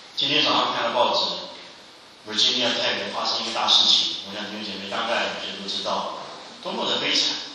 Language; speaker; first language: Chinese; native; Chinese